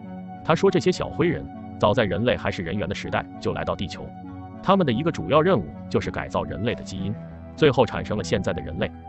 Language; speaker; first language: Chinese; native; Chinese